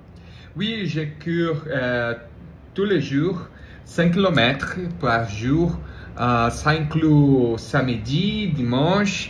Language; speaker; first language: French; non-native, learner; Portuguese